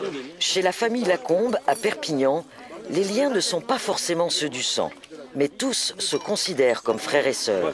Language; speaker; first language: French; native; French